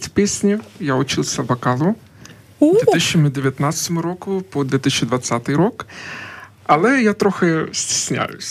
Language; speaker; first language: Ukrainian; non-native, local second language; Russian